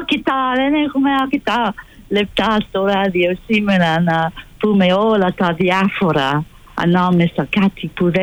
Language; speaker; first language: Greek; non-native, fluent; English